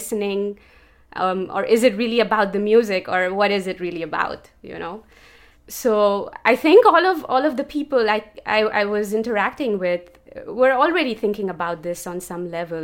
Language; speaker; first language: English; non-native, local second language; Urdu